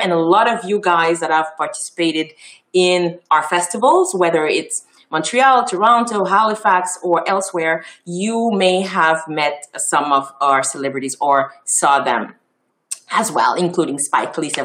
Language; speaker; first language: English; non-native, fluent; Haitian Creole